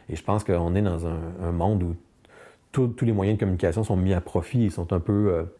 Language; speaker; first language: French; native; French